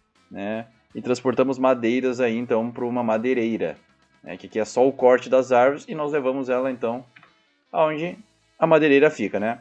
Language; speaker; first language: Portuguese; native; Portuguese